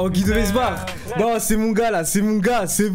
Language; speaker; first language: French; native; French